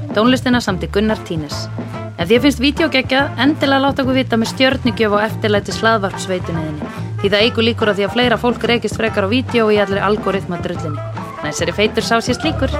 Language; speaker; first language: Icelandic; native; Icelandic